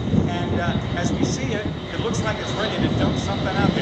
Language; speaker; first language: English; native; English